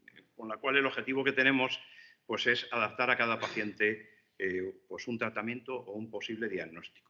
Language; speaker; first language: Spanish; native; Spanish